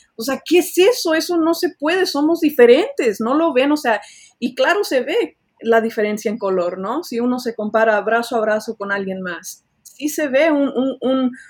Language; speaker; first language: Spanish; early bilingual, heritage; Spanish